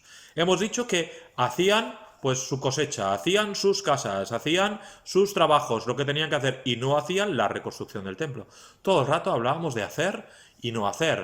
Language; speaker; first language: Spanish; native; Spanish